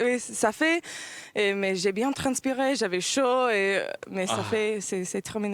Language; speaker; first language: French; early bilingual, heritage; English